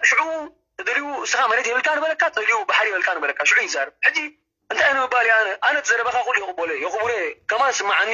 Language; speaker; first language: Tigrinya; non-native, local second language; Afar